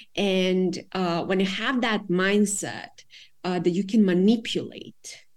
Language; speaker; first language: English; non-native, fluent; Serbian